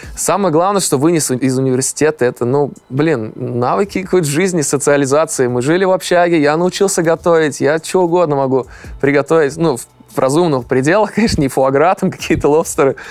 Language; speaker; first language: Russian; native; Russian